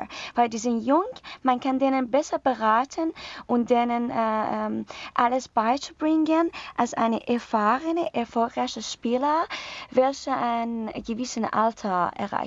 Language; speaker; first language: German; non-native, learner; Persian